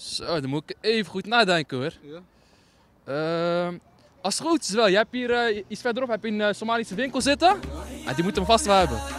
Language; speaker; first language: Dutch; early bilingual, other home language; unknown